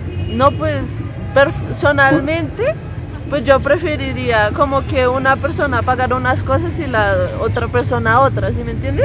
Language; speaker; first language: Spanish; native; Spanish